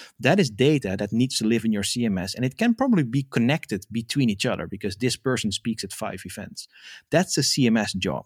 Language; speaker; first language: English; non-native, fluent; Dutch